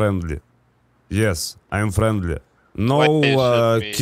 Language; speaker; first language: English; non-native, learner; Russian